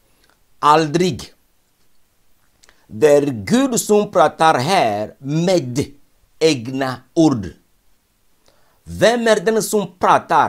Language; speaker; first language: Swedish; non-native, fluent; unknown